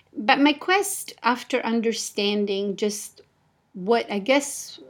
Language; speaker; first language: English; non-native, fluent; Italian